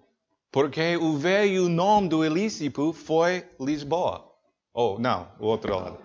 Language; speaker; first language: Portuguese; non-native, learner; English